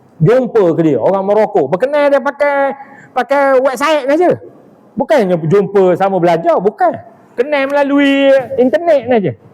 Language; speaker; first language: Malay; native; Malay